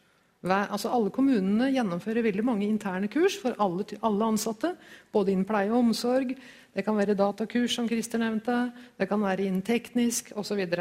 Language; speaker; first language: Norwegian; native; Norwegian